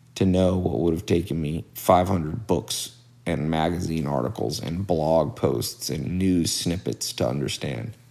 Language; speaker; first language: English; native; English